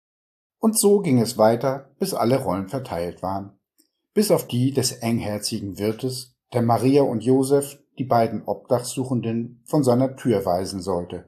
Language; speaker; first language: German; native; German